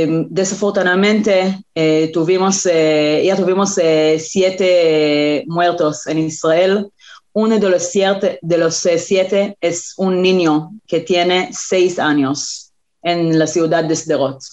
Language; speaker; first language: Spanish; non-native, fluent; Hebrew